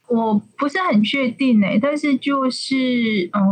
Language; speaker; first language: Chinese; native; Chinese